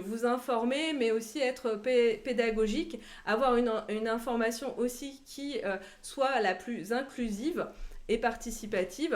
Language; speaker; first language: French; native; French